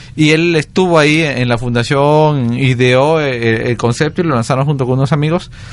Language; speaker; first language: Spanish; native; Spanish